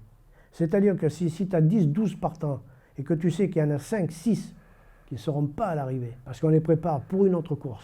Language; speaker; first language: French; native; French